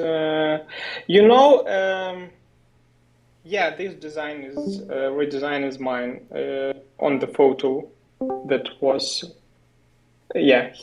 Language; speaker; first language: English; non-native, learner; Russian